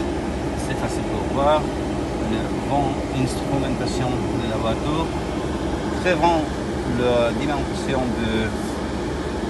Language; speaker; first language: French; non-native, learner; Spanish